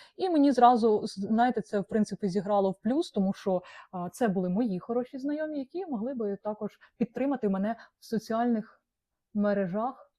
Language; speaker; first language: Ukrainian; non-native, local second language; Russian